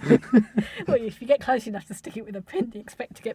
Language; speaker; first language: English; native; English